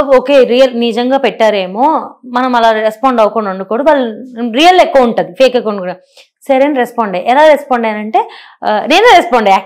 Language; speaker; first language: Telugu; native; Telugu